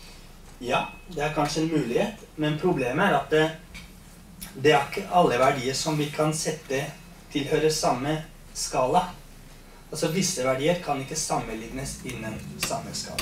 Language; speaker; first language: Norwegian; non-native, fluent; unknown